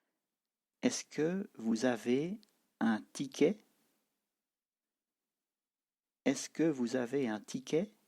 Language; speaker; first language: French; non-native, fluent; Tibetan